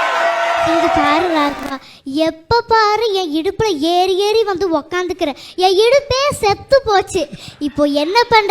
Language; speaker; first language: Tamil; native; Tamil